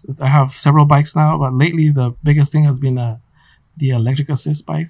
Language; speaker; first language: English; non-native, fluent; Spanish